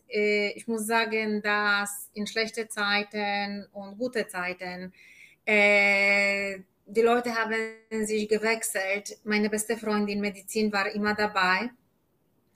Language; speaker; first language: German; non-native, fluent; Polish